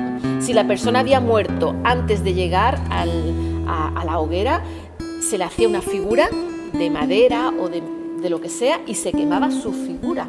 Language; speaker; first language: Spanish; native; Spanish